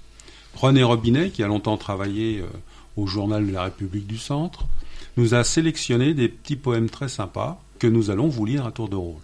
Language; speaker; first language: French; native; French